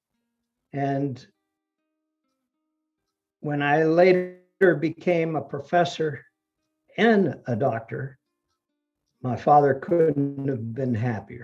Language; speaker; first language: English; early bilingual, other home language; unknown